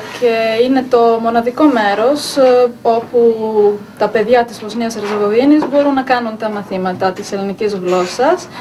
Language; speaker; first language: Greek; non-native, fluent; Bosnian